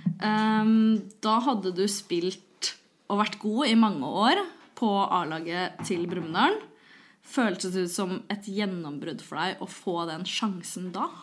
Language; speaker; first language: Norwegian; native; Norwegian